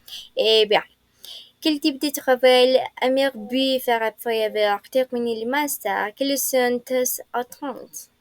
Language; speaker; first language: French; non-native, fluent; Spanish